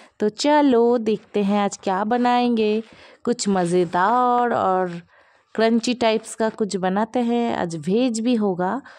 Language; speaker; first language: Hindi; non-native, local second language; Bangla